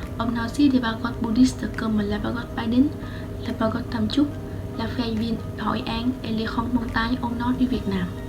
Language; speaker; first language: French; non-native, fluent; Vietnamese